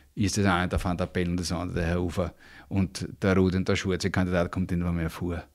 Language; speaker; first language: German; native; German